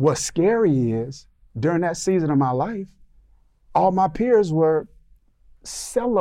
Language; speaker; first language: English; native; English